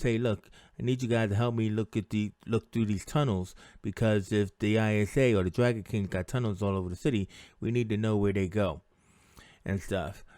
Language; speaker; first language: English; native; English